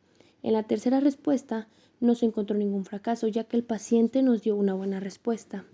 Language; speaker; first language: Spanish; native; Spanish